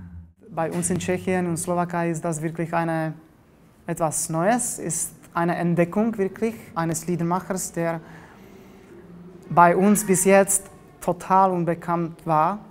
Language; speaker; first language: German; non-native, fluent; Czech